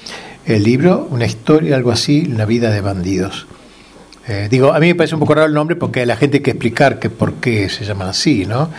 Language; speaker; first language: Spanish; native; Spanish